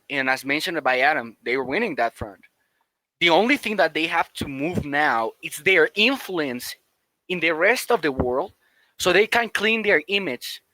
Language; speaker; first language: English; non-native, fluent; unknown